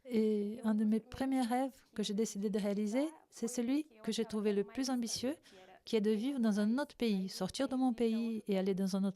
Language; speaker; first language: French; non-native, fluent; Portuguese